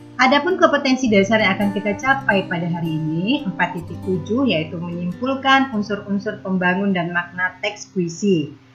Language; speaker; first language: Indonesian; native; Indonesian